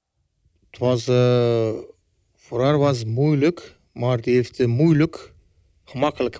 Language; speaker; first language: Dutch; early bilingual, other home language; Turkish